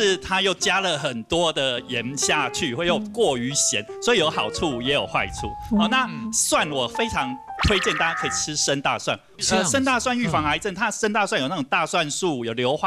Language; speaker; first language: Chinese; native; Chinese